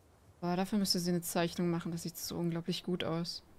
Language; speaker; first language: German; native; German